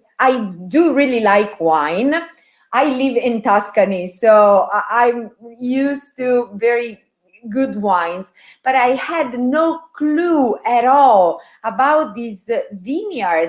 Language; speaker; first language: English; non-native, fluent; Italian